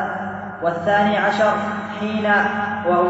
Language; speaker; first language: Arabic; native; Arabic